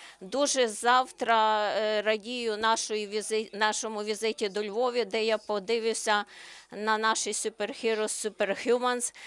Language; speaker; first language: Ukrainian; non-native, learner; Slovenian